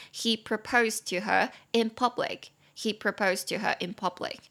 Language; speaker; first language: English; non-native, fluent; Chinese